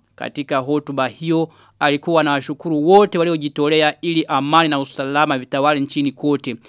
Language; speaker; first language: Swahili; non-native, local second language; Rundi